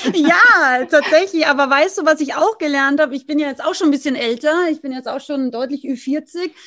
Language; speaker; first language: German; native; German